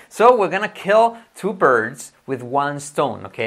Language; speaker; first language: English; non-native, fluent; Spanish